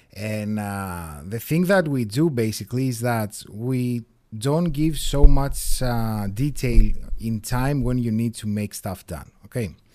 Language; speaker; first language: English; non-native, fluent; Greek